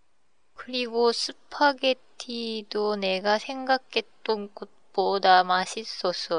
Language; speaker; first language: Korean; non-native, learner; Japanese